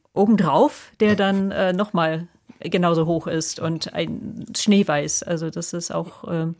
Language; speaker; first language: German; non-native, fluent; English